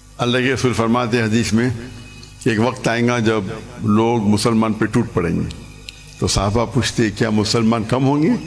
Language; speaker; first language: Urdu; non-native, local second language; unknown